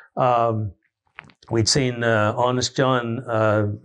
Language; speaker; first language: English; native; English